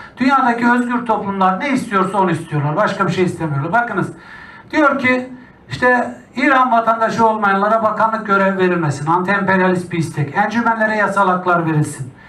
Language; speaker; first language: Turkish; native; Turkish